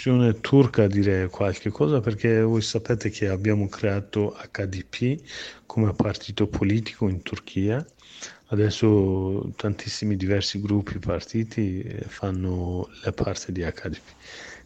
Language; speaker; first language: Italian; non-native, learner; Kurdish